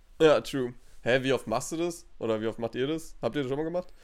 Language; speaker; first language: German; native; German